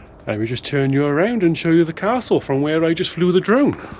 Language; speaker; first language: English; native; English